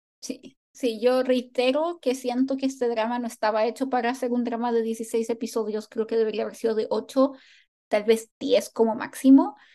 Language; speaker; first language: Spanish; native; Spanish